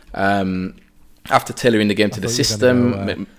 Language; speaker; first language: English; native; English